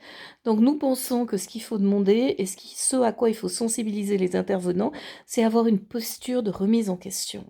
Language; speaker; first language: French; native; French